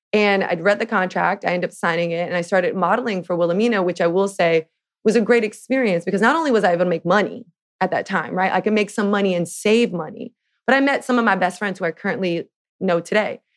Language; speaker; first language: English; native; English